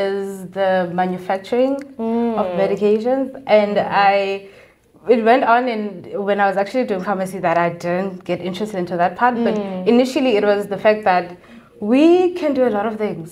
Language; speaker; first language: English; non-native, local second language; Xhosa